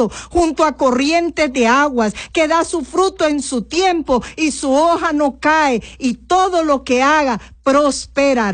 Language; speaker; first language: Spanish; native; Spanish